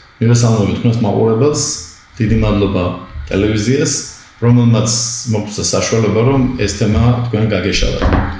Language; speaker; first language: Georgian; native; Georgian